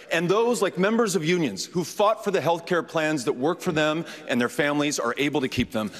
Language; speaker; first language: English; native; English